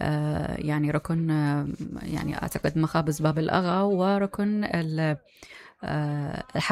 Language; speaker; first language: Arabic; native; Arabic